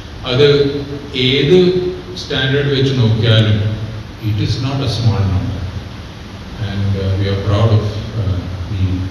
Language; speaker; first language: English; non-native, local second language; Malayalam